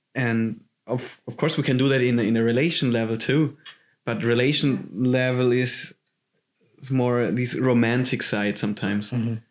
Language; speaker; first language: English; non-native, fluent; German